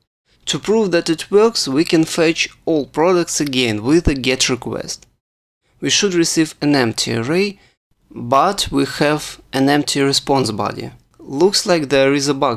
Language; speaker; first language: English; non-native, fluent; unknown